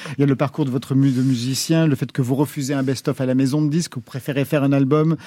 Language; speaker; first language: French; native; French